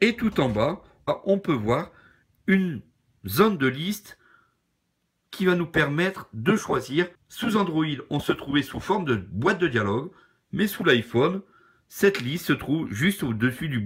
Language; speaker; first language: French; native; French